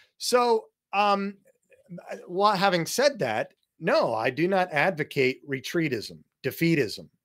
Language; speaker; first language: English; native; English